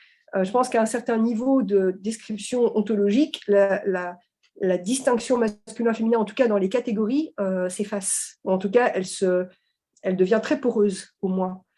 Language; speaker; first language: French; native; French